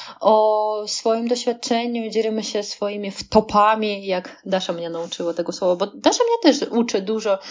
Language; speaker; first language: Polish; non-native, fluent; Russian